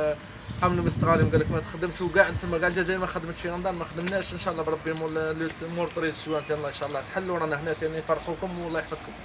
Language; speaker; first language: Arabic; native; Arabic